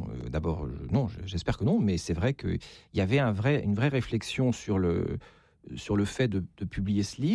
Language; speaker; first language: French; native; French